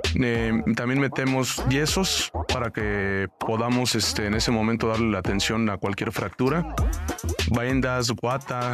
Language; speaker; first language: Spanish; native; Spanish